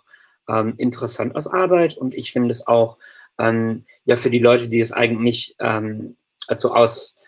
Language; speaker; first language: German; non-native, fluent; English